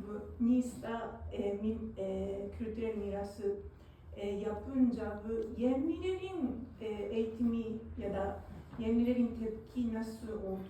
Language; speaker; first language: Turkish; non-native, fluent; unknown